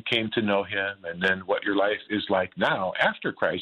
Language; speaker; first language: English; native; English